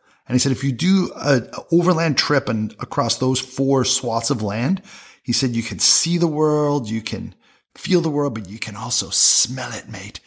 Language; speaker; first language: English; native; English